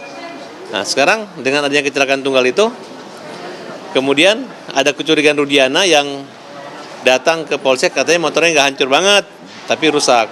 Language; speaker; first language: Indonesian; native; Indonesian